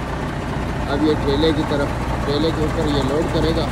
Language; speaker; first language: Urdu; non-native, local second language; Punjabi